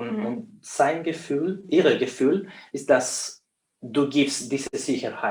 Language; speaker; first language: German; non-native, fluent; Spanish